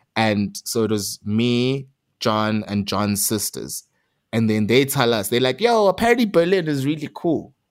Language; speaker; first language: English; non-native, local second language; Zulu